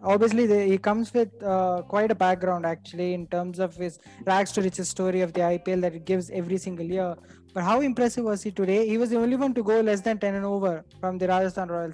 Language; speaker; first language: English; non-native, local second language; Tamil